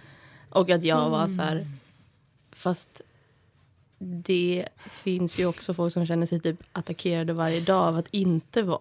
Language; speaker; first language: Swedish; native; Swedish